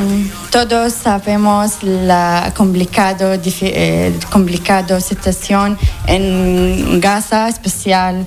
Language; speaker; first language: Spanish; non-native, learner; Arabic